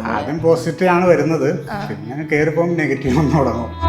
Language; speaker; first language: Malayalam; native; Malayalam